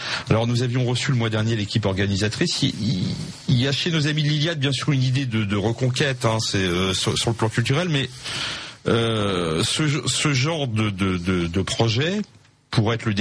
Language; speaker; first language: French; native; French